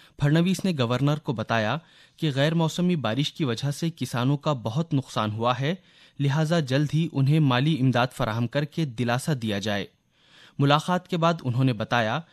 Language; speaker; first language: Urdu; native; Urdu